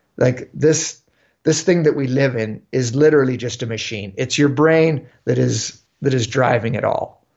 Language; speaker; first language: English; native; English